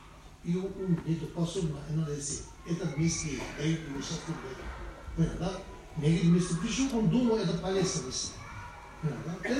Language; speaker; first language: Russian; non-native, learner; Tibetan